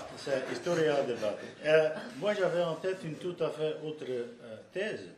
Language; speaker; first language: French; non-native, fluent; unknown